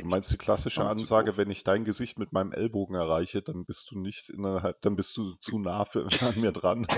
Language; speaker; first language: German; native; German